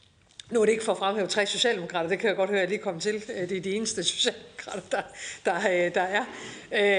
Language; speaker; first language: Danish; native; Danish